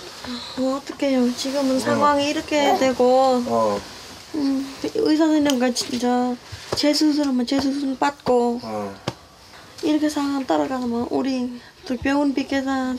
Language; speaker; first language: Korean; non-native, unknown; Vietnamese